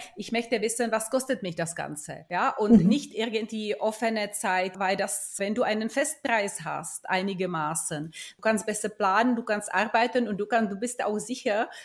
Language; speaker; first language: German; non-native, fluent; Czech